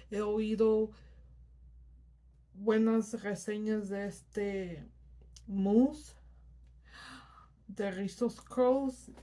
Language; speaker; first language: Spanish; early bilingual, heritage; Spanish